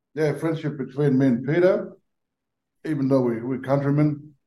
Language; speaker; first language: English; native; English